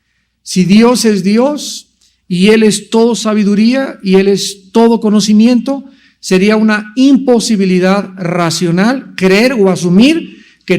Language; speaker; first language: Spanish; native; Spanish